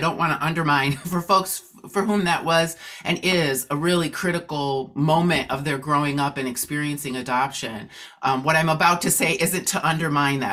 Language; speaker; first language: English; native; English